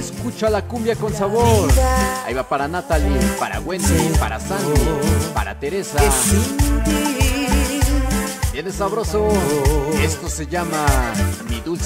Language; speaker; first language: Spanish; native; Spanish